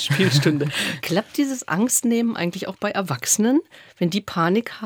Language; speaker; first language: German; native; German